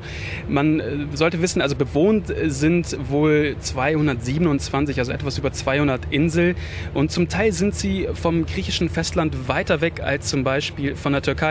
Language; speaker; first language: German; native; German